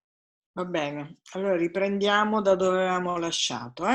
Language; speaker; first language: Italian; native; Italian